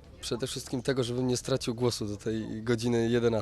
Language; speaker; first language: Polish; native; Polish